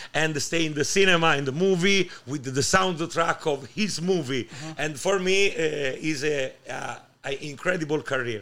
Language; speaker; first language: English; non-native, learner; Italian